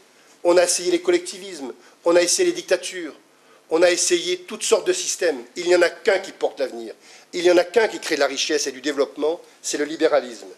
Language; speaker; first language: French; native; French